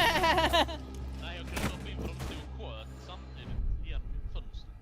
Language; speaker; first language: Swedish; native; Swedish